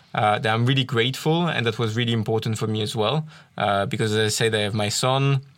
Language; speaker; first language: English; non-native, fluent; French